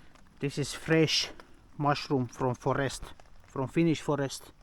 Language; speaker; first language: English; non-native, learner; Finnish